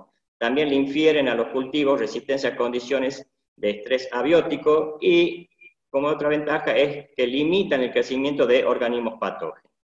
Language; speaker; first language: Spanish; native; Spanish